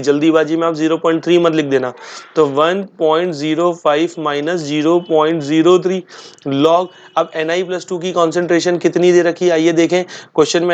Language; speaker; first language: Hindi; native; Hindi